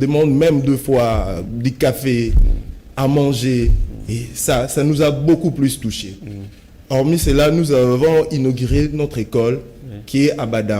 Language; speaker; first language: French; non-native, local second language; Lingala